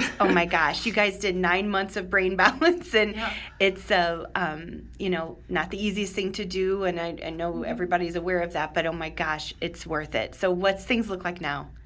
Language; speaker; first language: English; native; English